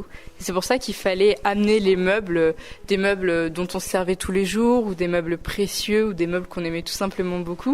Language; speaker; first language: French; native; French